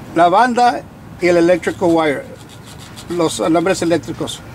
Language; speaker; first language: Spanish; early bilingual, heritage; Spanish